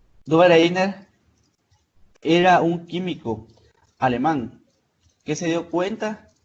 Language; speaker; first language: Spanish; native; Spanish